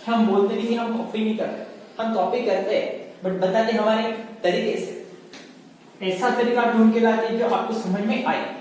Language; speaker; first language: Hindi; non-native, local second language; Marathi